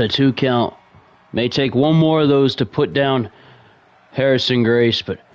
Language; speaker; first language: English; native; English